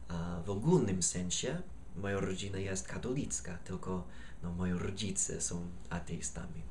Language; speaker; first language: Polish; non-native, fluent; English